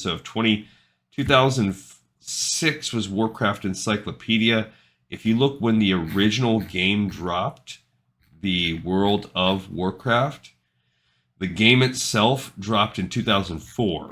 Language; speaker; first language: English; native; English